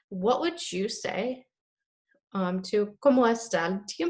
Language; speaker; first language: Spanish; non-native, fluent; English